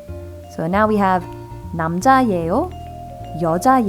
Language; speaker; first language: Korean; non-native, fluent; English